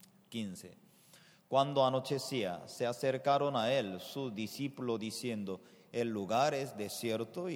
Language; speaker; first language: Spanish; non-native, fluent; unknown